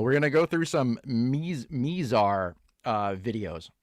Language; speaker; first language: English; native; English